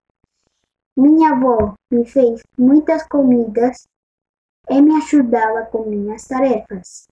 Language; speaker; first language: Portuguese; early bilingual, other home language; Spanish